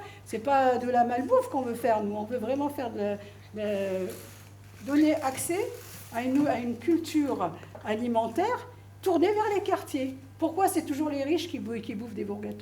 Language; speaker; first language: French; native; French